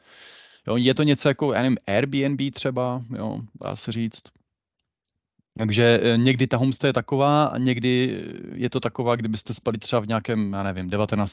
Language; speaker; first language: Czech; native; Czech